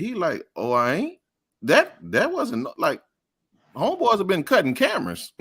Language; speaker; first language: English; native; English